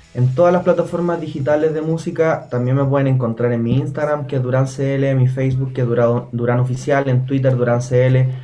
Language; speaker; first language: Spanish; native; Spanish